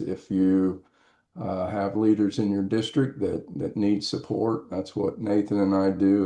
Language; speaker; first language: English; native; English